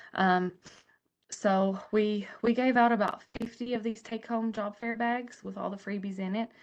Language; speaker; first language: English; native; English